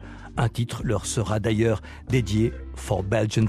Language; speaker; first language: French; native; French